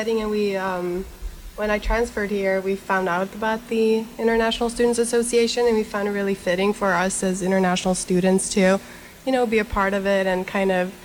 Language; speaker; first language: English; non-native, fluent; Norwegian